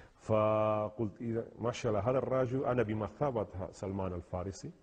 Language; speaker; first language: Arabic; non-native, fluent; Spanish